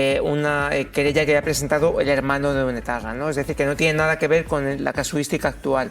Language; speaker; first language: Spanish; native; Spanish